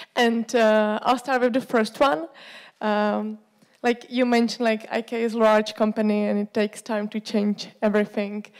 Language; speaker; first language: English; non-native, fluent; Czech